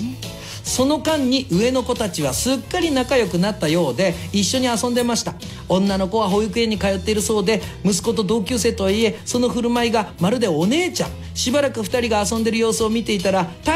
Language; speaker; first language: Japanese; native; Japanese